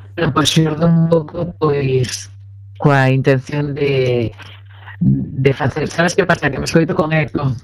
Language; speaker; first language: Galician; native; Galician